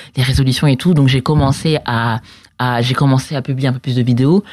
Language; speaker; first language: French; native; French